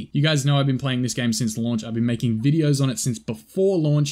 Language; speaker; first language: English; native; English